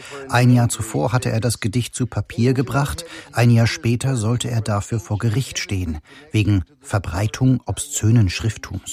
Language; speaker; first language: German; native; German